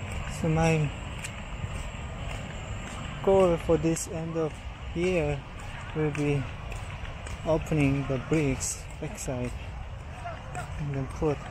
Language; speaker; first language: English; non-native, learner; Korean